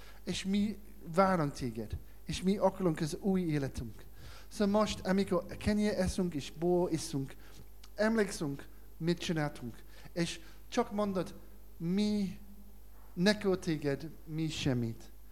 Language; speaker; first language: Hungarian; non-native, learner; English